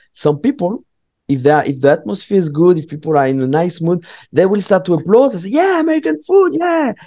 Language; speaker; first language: English; non-native, fluent; French